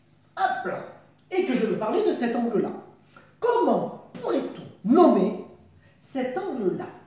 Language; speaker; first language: French; native; French